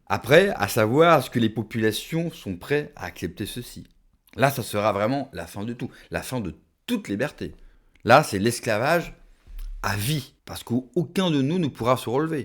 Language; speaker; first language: French; native; French